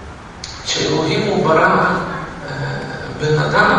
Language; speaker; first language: Hebrew; non-native, fluent; Russian